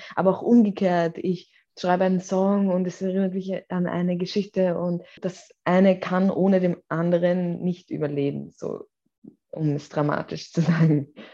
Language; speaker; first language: German; native; German